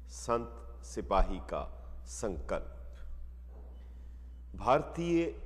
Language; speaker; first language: Hindi; non-native, local second language; Punjabi